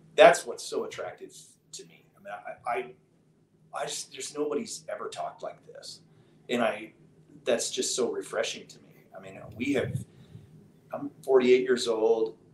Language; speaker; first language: English; native; English